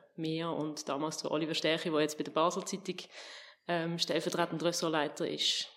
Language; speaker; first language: German; native; German